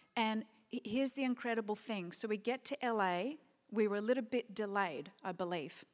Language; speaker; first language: English; native; English